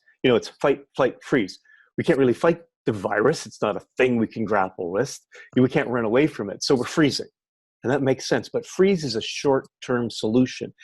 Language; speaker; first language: English; native; English